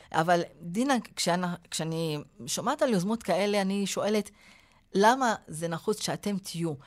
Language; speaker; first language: Hebrew; non-native, local second language; Arabic